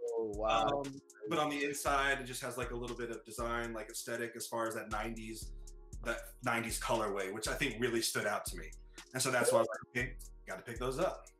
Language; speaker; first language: English; native; English